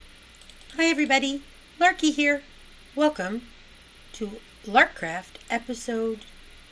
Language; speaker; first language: English; native; English